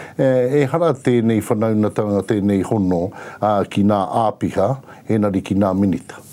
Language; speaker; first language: Māori; native; Māori